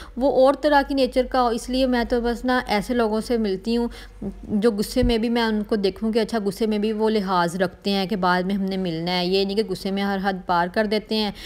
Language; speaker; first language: Urdu; non-native, local second language; Punjabi